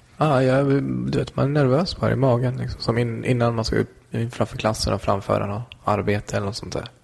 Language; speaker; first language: Swedish; early bilingual, other home language; Kurdish